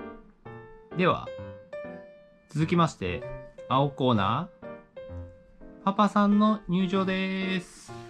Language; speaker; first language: Japanese; native; Japanese